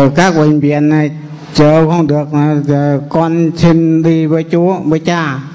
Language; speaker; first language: Vietnamese; non-native, local second language; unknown